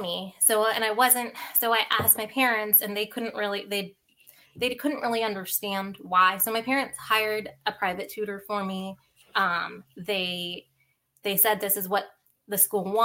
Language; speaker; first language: English; early bilingual, other home language; Sinhala